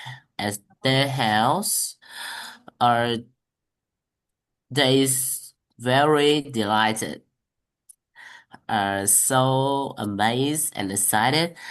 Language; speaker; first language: English; non-native, learner; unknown